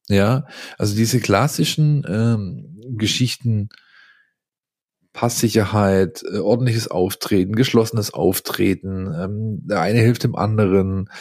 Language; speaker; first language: German; native; German